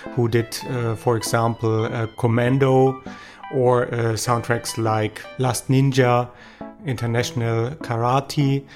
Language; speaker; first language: English; non-native, fluent; German